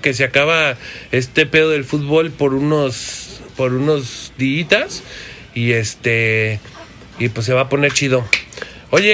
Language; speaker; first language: Spanish; native; Spanish